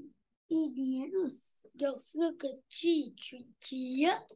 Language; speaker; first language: Chinese; non-native, learner; Vietnamese